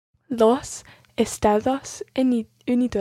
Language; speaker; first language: Spanish; non-native, learner; English